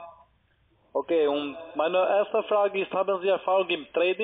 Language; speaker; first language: German; non-native, learner; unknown